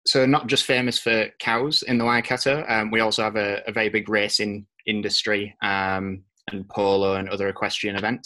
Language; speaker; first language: English; native; English